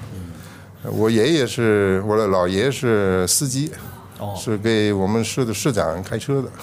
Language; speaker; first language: Chinese; non-native, fluent; Italian